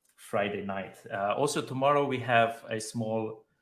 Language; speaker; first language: English; non-native, fluent; Slovenian